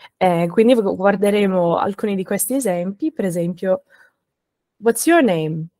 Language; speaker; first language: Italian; non-native, fluent; English